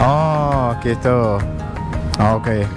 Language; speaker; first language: Indonesian; non-native, learner; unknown